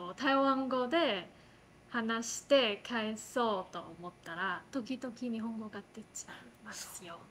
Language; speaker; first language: Japanese; non-native, fluent; Chinese